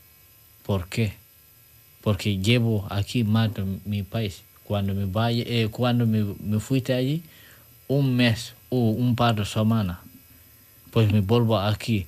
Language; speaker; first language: Spanish; non-native, learner; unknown